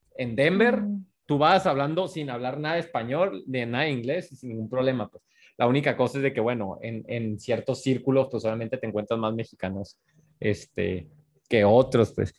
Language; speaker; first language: Spanish; native; Spanish